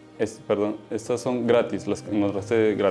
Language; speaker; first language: Spanish; native; Spanish